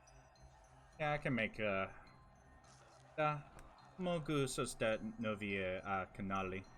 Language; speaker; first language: Russian; non-native, learner; English